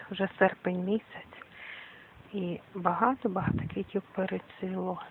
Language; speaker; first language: Ukrainian; native; Ukrainian